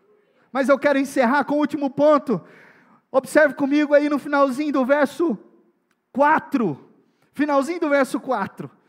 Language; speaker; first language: Portuguese; native; Portuguese